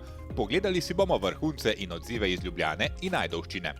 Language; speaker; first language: Slovenian; native; Slovenian